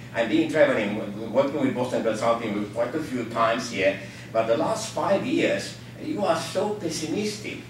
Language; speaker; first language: English; non-native, fluent; Norwegian